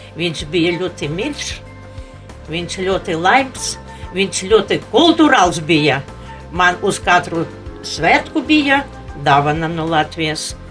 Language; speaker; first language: Latvian; non-native, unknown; Ukrainian